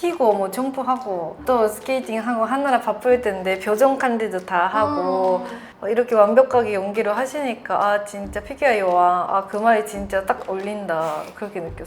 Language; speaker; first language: Korean; non-native, fluent; Japanese